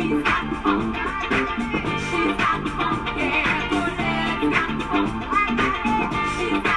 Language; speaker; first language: English; native; English